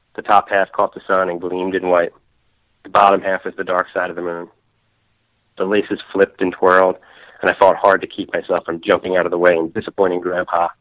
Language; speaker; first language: English; native; English